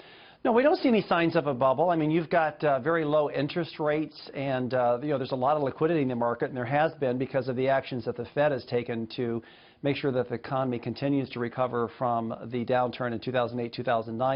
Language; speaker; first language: English; native; English